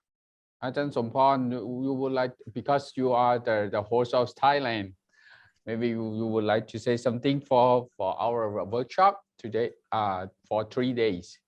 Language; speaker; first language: English; non-native, learner; Thai